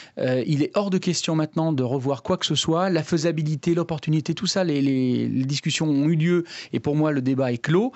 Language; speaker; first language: French; native; French